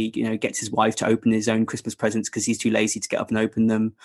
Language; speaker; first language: English; native; English